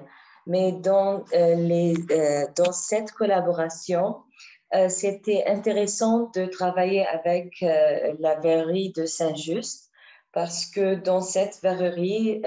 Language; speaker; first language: French; non-native, learner; Arabic